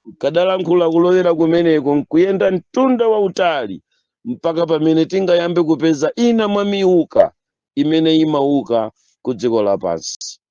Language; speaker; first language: Nyanja; native; Nyanja